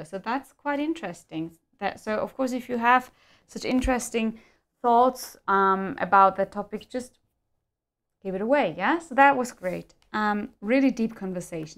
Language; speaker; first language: English; non-native, fluent; German